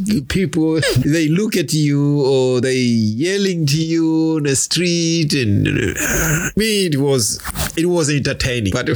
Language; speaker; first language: English; non-native, local second language; Swahili